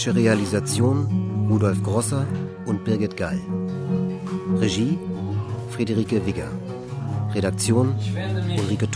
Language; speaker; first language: German; native; German